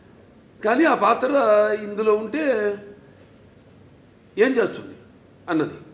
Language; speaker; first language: Telugu; native; Telugu